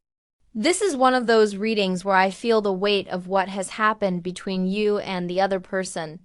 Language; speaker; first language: English; native; English